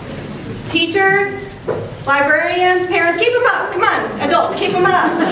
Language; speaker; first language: English; native; English